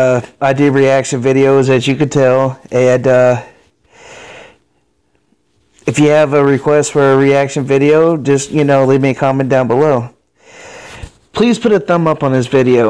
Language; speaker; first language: English; native; English